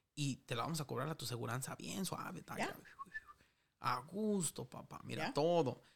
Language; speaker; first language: Spanish; early bilingual, heritage; Spanish